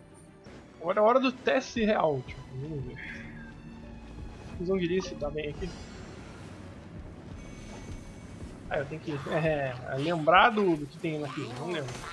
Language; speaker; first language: Portuguese; native; Portuguese